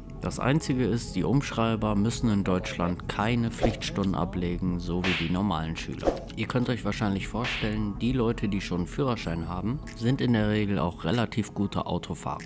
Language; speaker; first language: German; native; German